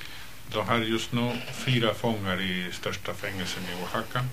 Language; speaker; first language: Swedish; non-native, fluent; Spanish